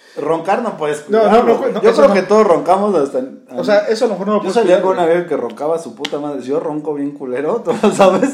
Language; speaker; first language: Spanish; native; Spanish